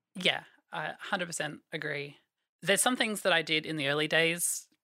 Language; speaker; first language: English; native; English